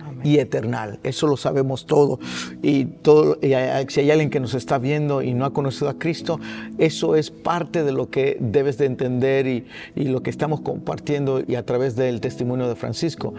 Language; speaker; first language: Spanish; early bilingual, heritage; Spanish